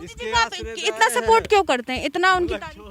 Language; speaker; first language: Hindi; native; Hindi